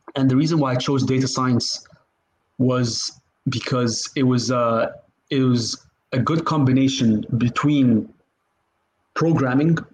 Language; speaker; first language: English; non-native, fluent; Arabic